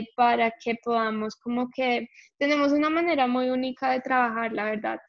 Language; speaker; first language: Spanish; early bilingual, heritage; English